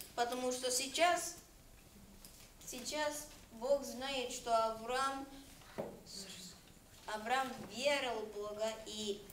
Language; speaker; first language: Russian; early bilingual, heritage; Russian